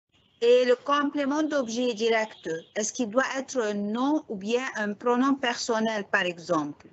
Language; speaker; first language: French; non-native, fluent; Arabic